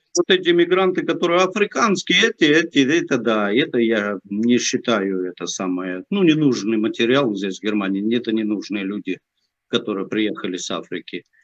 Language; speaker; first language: Russian; native; Russian